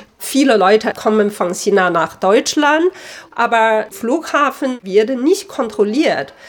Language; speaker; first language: German; non-native, fluent; Chinese